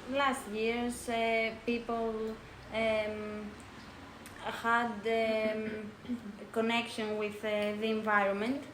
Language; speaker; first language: English; non-native, learner; Greek